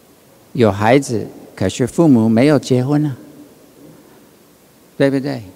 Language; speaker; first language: Chinese; non-native, learner; English